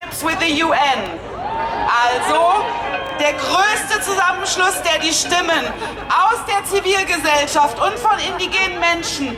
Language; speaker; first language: German; native; German